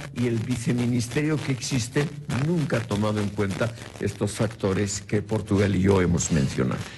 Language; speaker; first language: Spanish; native; Spanish